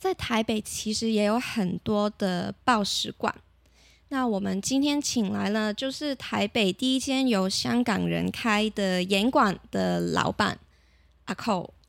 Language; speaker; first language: Chinese; non-native, local second language; Cantonese